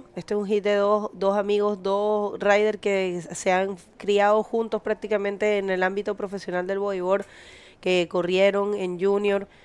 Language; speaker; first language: Spanish; native; Spanish